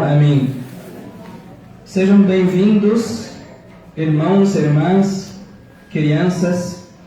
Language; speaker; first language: Portuguese; non-native, fluent; Arabic